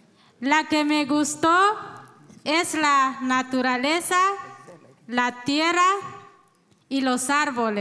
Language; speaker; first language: Spanish; non-native, local second language; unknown